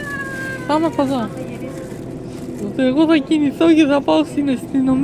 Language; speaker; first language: Greek; non-native, learner; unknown